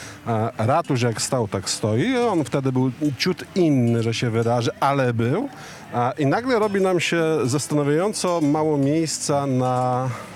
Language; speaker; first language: Polish; native; Polish